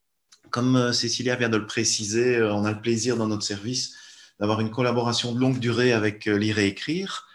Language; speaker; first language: French; native; French